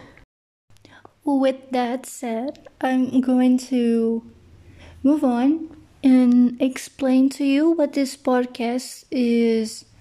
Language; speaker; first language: English; non-native, fluent; Portuguese